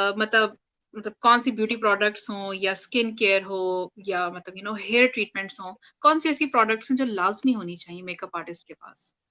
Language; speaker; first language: Urdu; native; Urdu